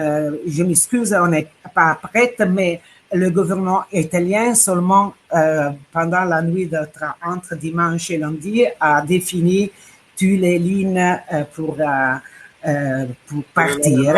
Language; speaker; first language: French; non-native, fluent; Italian